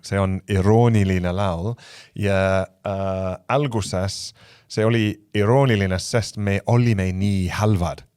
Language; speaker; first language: Estonian; non-native, fluent; English